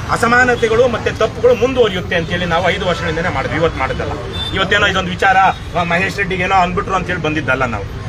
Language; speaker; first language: Kannada; native; Kannada